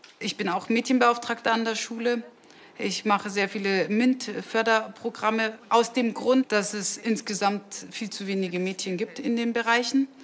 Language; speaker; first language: German; early bilingual, other home language; Turkish